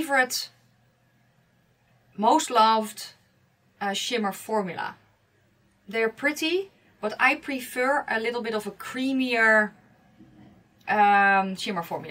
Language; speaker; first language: English; non-native, fluent; Dutch